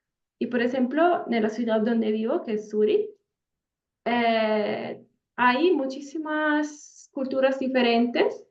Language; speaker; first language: Spanish; non-native, fluent; Italian